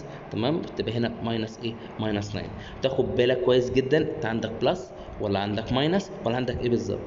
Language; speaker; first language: Arabic; native; Arabic